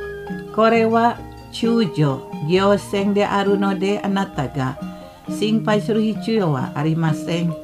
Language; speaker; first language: Japanese; non-native, learner; Indonesian